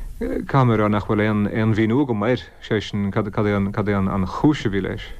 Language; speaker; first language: Irish; non-native, local second language; English